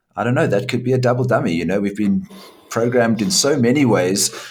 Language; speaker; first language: English; native; English